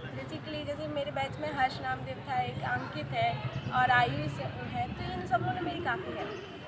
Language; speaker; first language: Hindi; native; Hindi